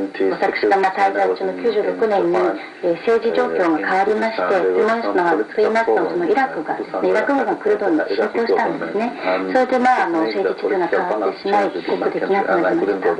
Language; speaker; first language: Japanese; native; Japanese